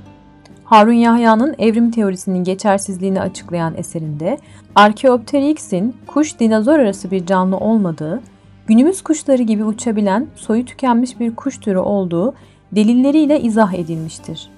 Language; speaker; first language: Turkish; native; Turkish